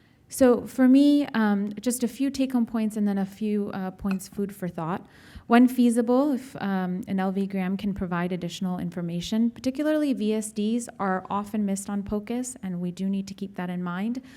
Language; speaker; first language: English; native; English